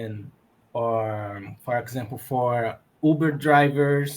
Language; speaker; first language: English; non-native, learner; Portuguese